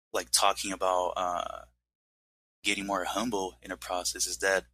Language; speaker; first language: English; non-native, fluent; Portuguese